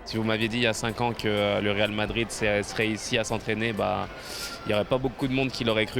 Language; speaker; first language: French; native; French